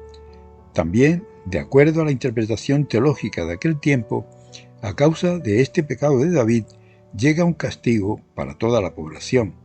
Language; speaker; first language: Spanish; native; Spanish